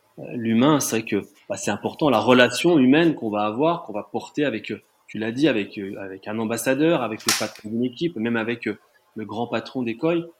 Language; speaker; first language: French; native; French